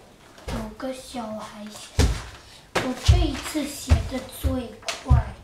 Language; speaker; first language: Chinese; early bilingual, heritage; Chinese